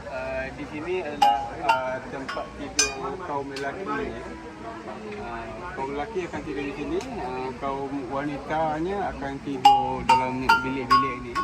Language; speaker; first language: Malay; native; Malay